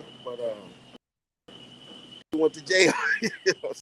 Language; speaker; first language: English; native; English